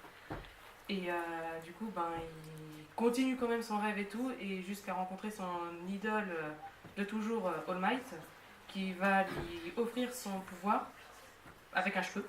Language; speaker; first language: French; native; French